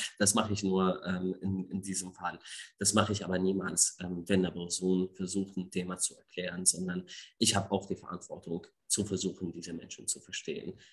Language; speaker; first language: German; non-native, fluent; Arabic